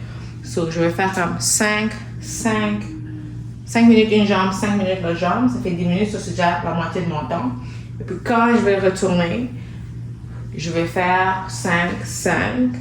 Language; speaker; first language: French; native; French